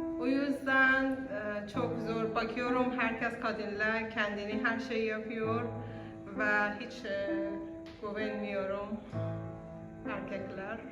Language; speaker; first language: Turkish; non-native, learner; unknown